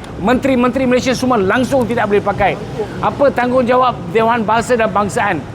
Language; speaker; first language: Malay; non-native, local second language; Tamil